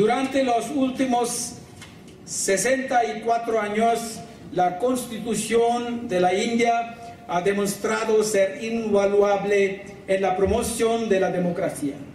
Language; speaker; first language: Spanish; non-native, learner; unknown